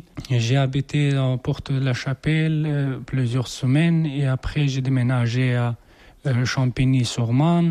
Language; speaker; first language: French; non-native, learner; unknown